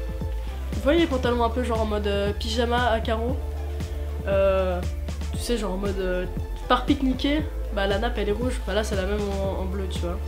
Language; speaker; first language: French; native; French